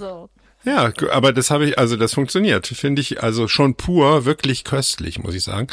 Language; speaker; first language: German; native; German